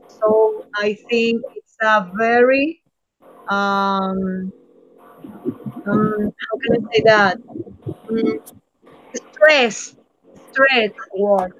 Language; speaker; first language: English; non-native, learner; Spanish